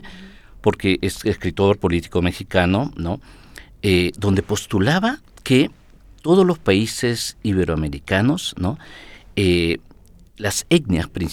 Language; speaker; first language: Spanish; native; Spanish